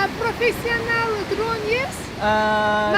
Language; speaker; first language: English; non-native, learner; Russian